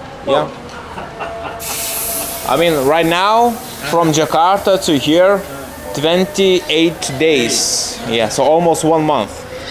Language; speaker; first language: English; non-native, learner; Lithuanian